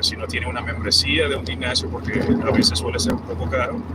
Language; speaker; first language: Spanish; early bilingual, heritage; Spanish